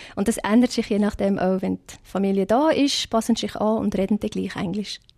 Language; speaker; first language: German; non-native, fluent; Afrikaans